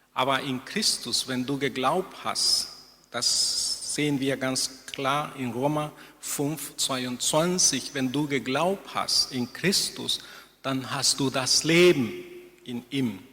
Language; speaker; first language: German; non-native, fluent; Spanish